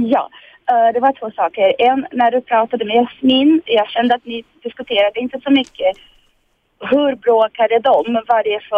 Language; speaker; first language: Swedish; non-native, fluent; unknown